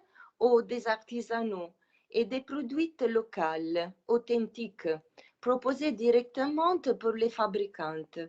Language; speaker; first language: French; non-native, fluent; Italian